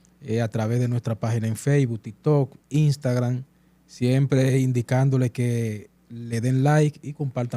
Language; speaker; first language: Spanish; native; Spanish